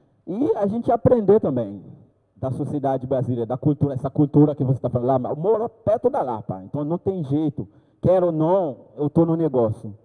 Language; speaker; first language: Portuguese; non-native, learner; Haitian Creole